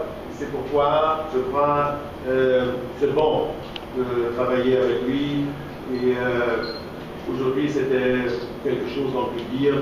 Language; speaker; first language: French; non-native, fluent; German